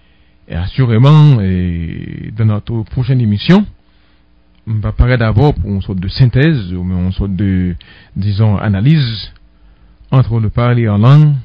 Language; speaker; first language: French; non-native, local second language; Haitian Creole